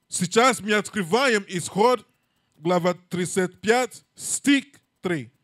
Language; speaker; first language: Russian; non-native, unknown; English